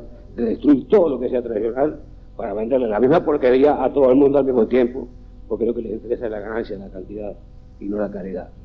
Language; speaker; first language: Spanish; native; Spanish